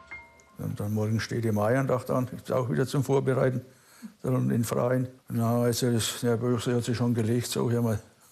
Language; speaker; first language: German; native; German